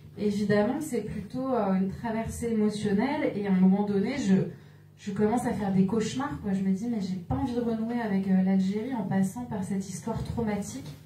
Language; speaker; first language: French; native; French